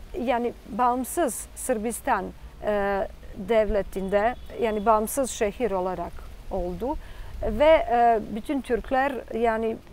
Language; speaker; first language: Turkish; non-native, fluent; Serbian